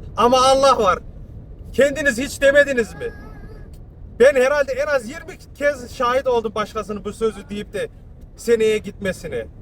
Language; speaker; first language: Turkish; early bilingual, heritage; Turkish